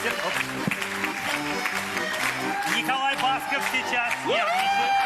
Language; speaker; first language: Russian; native; Russian